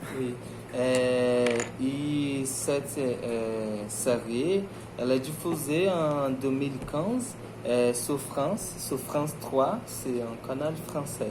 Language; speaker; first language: French; non-native, learner; Portuguese